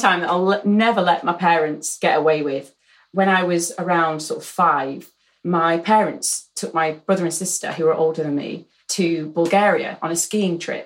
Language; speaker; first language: English; native; English